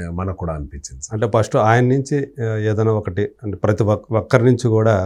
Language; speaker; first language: Telugu; native; Telugu